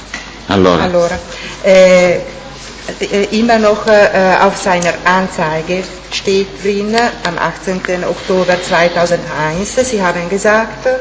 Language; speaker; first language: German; non-native, fluent; Italian